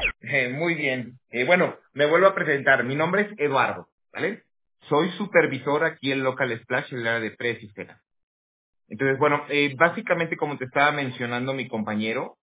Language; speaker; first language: Spanish; native; Spanish